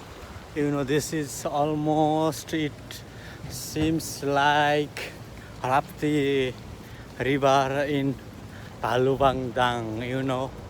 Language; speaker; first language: English; non-native, learner; Nepali